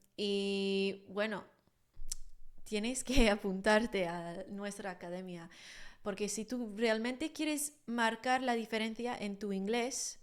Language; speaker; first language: Spanish; non-native, fluent; English